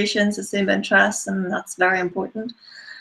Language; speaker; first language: English; non-native, fluent; German